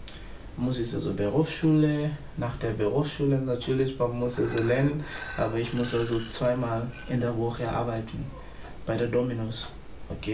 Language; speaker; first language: German; non-native, learner; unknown